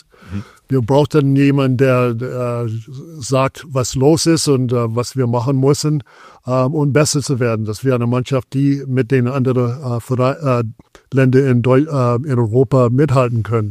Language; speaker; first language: German; non-native, fluent; English